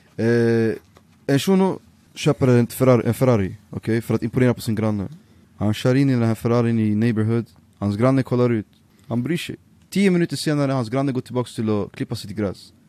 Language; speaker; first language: Swedish; early bilingual, other home language; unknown